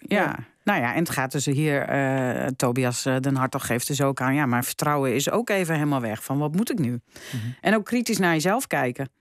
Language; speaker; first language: Dutch; native; Dutch